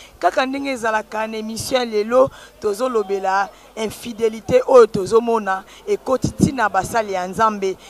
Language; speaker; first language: Lingala; native; Lingala